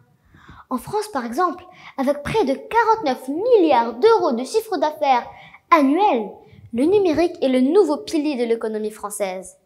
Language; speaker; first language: French; non-native, local second language; Arabic